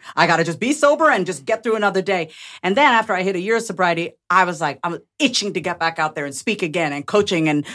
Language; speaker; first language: English; native; English